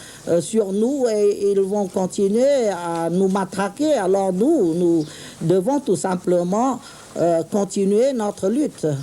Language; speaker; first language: French; non-native, local second language; Khmer